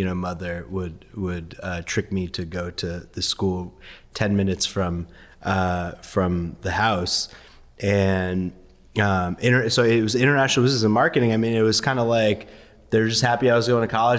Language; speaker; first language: English; early bilingual, other home language; Persian